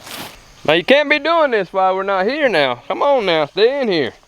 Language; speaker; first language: English; native; English